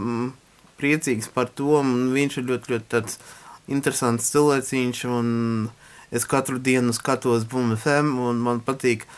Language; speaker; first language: Latvian; non-native, local second language; Russian